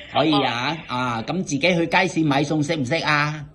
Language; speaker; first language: Cantonese; native; Cantonese